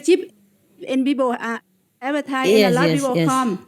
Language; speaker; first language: English; non-native, learner; Vietnamese